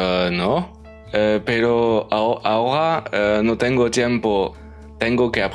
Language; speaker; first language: Spanish; non-native, learner; French